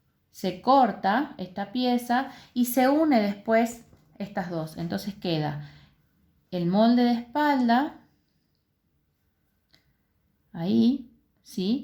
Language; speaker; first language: Spanish; native; Spanish